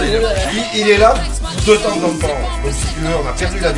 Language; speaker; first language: French; native; French